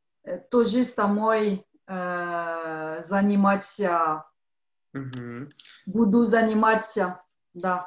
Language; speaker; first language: Russian; non-native, learner; French